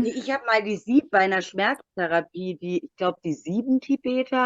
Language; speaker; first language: German; native; German